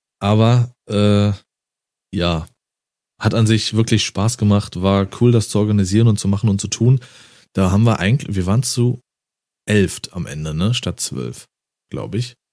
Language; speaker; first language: German; native; German